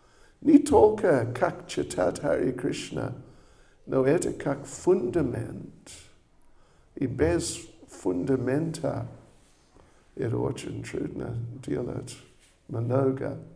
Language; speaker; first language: Russian; non-native, learner; English